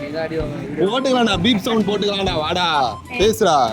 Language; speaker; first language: Tamil; native; Tamil